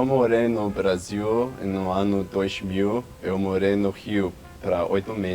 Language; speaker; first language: Portuguese; non-native, fluent; English